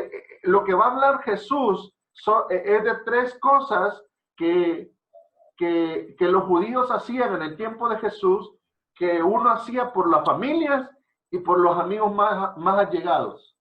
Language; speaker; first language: Spanish; native; Spanish